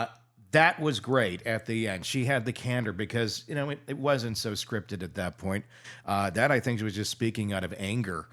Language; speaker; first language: English; native; English